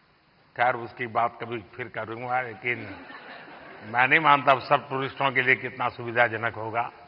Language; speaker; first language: Hindi; non-native, local second language; Gujarati